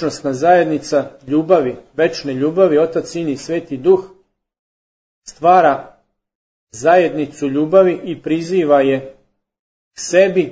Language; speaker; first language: Serbian; native; Serbian